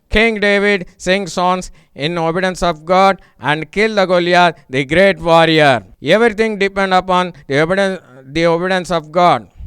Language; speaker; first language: English; non-native, local second language; Telugu